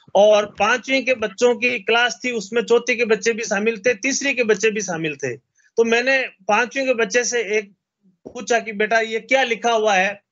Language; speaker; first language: Hindi; native; Hindi